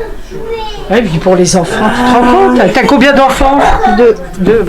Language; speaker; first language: French; native; French